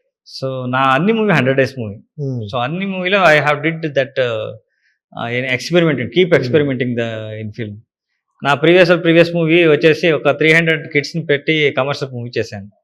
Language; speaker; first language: Telugu; non-native, learner; Kannada